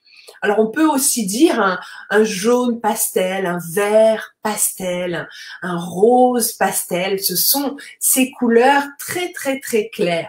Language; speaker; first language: French; native; French